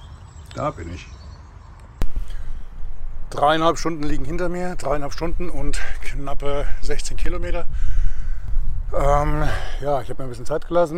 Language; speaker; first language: German; native; German